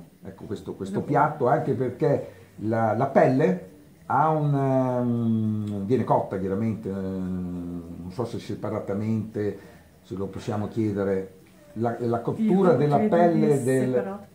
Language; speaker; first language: Italian; native; Italian